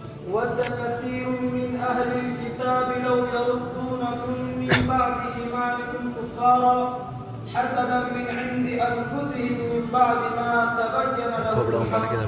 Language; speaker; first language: Arabic; non-native, learner; Urdu